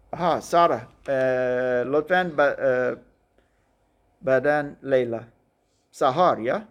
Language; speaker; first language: Persian; non-native, learner; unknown